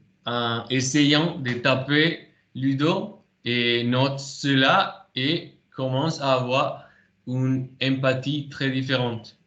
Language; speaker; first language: French; non-native, fluent; Spanish